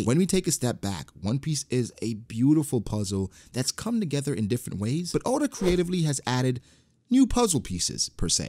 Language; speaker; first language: English; native; English